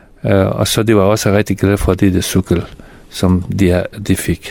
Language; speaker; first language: Danish; non-native, fluent; Persian